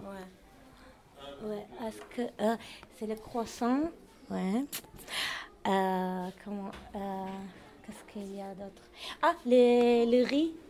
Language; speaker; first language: French; non-native, learner; Arabic